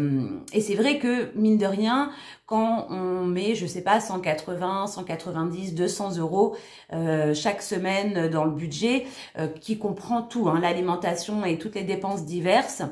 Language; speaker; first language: French; native; French